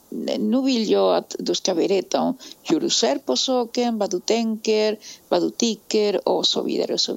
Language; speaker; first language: Swedish; non-native, fluent; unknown